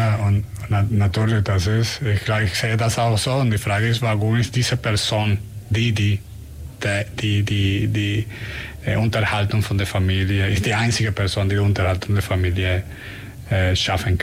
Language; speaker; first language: German; non-native, learner; Spanish